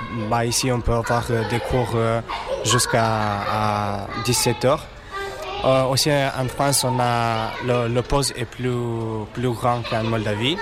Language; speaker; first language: French; non-native, learner; Romanian